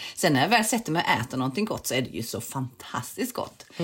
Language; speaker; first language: Swedish; early bilingual, other home language; Korean